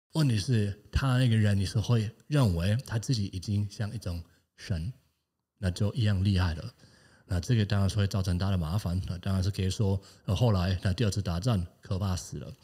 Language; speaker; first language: Chinese; non-native, fluent; German